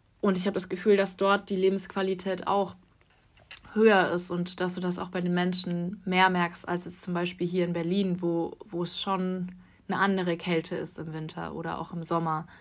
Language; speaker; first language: German; native; German